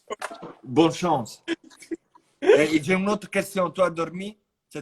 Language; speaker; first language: French; non-native, fluent; Italian